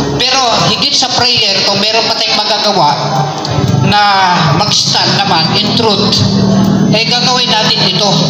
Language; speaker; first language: Filipino; non-native, local second language; Cebuano